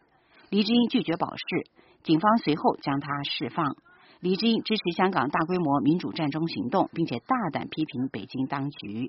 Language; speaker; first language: Chinese; native; Chinese